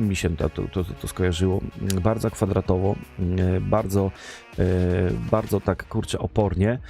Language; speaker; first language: Polish; native; Polish